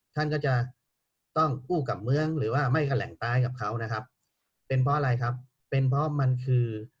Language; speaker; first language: Thai; native; Thai